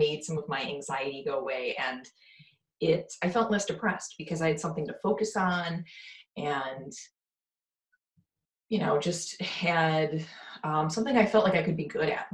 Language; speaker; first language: English; native; English